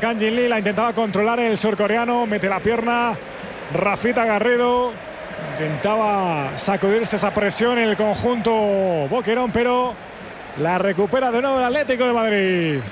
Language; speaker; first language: Spanish; native; Spanish